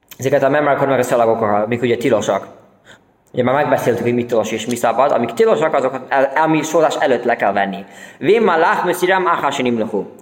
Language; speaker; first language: Hungarian; early bilingual, heritage; Hungarian